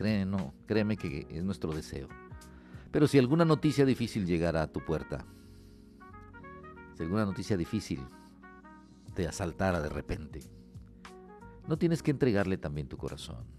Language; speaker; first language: Spanish; native; Spanish